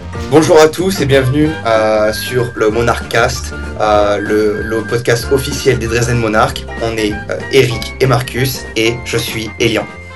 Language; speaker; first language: French; native; French